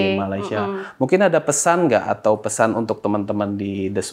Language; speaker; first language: Indonesian; native; Indonesian